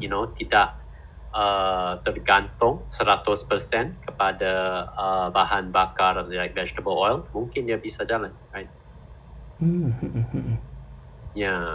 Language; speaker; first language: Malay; non-native, fluent; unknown